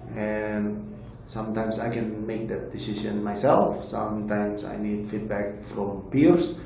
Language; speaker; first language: English; non-native, fluent; Indonesian